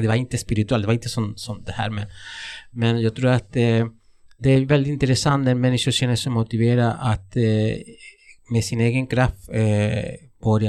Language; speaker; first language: Swedish; non-native, fluent; Spanish